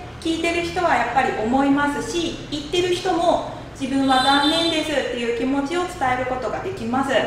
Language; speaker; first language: Japanese; native; Japanese